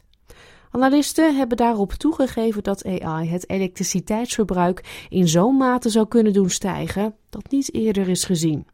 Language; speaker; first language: Dutch; native; Dutch